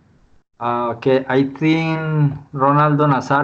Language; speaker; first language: English; non-native, learner; Spanish